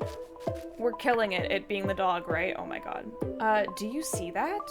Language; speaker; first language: English; native; English